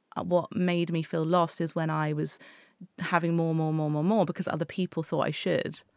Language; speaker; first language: English; native; English